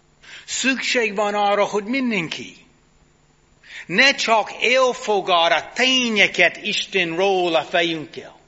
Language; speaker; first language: Hungarian; non-native, fluent; English